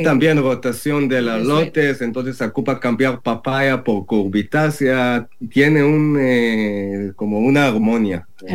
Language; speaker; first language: Spanish; non-native, learner; Hebrew